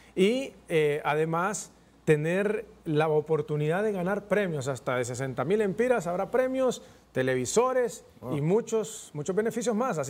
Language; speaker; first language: Spanish; native; Spanish